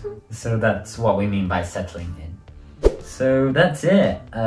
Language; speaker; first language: English; non-native, fluent; Portuguese